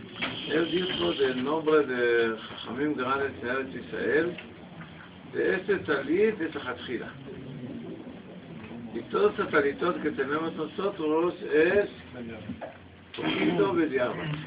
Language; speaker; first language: Spanish; non-native, learner; Hebrew